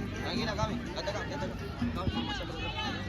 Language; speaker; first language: Spanish; native; Spanish